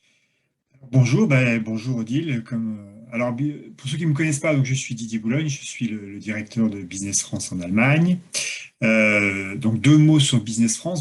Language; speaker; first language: French; native; French